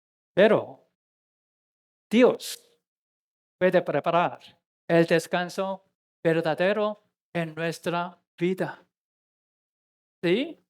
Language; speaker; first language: Spanish; non-native, learner; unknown